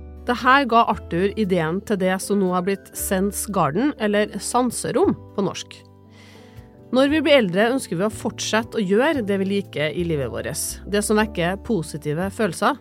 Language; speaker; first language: Norwegian; native; Norwegian